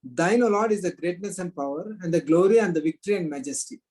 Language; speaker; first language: English; non-native, local second language; Telugu